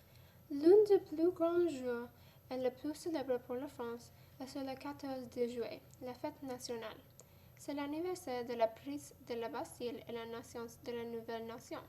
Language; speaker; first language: French; non-native, learner; English